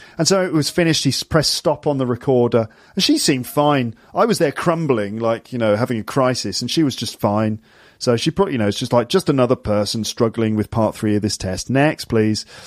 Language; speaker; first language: English; native; English